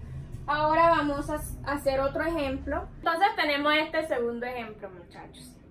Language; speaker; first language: Spanish; native; Spanish